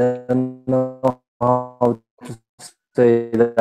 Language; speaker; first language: English; non-native, learner; Spanish